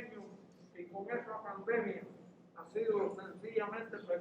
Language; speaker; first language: Spanish; native; Spanish